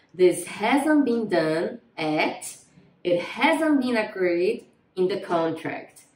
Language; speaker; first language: English; non-native, fluent; Portuguese